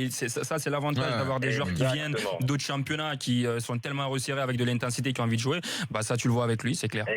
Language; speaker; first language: French; native; French